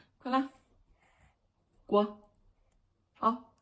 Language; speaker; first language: Chinese; native; Chinese